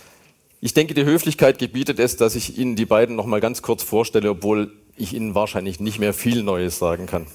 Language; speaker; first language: German; native; German